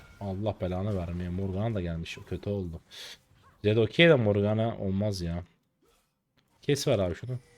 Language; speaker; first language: Turkish; native; Turkish